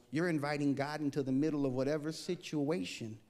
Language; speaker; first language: English; native; English